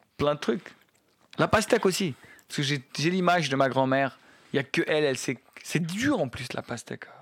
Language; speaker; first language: French; non-native, local second language; Arabic